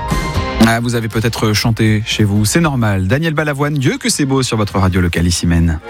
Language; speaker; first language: French; native; French